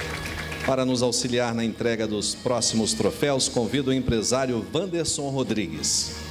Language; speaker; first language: Portuguese; native; Portuguese